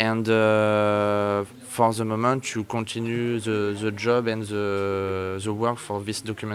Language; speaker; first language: English; non-native, learner; French